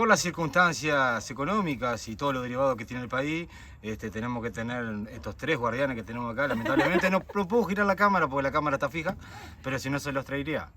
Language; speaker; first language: Spanish; native; Spanish